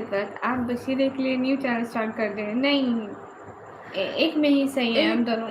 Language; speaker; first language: Urdu; non-native, local second language; Punjabi